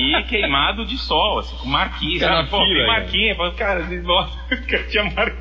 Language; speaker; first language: Portuguese; native; Portuguese